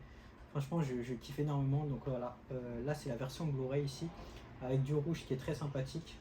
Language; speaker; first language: French; native; French